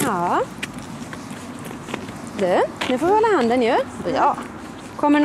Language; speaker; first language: Swedish; native; Swedish